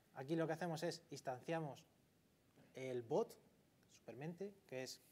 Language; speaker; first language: Spanish; native; Spanish